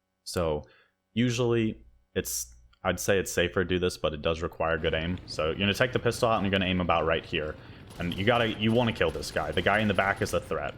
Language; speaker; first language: English; native; English